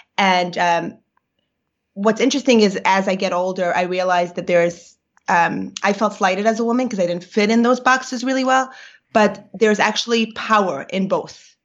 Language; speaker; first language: English; native; English